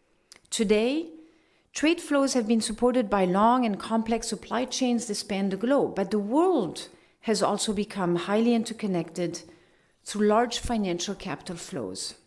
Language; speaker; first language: English; non-native, fluent; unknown